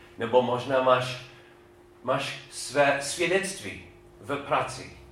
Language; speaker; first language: Czech; non-native, fluent; English